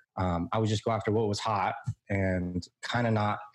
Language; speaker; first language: English; native; English